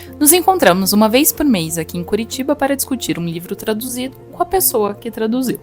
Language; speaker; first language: Portuguese; native; Portuguese